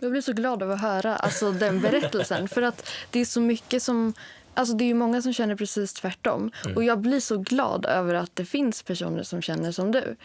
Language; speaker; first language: Swedish; native; Swedish